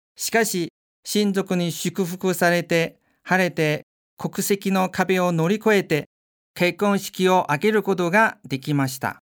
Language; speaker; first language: Japanese; non-native, fluent; Chinese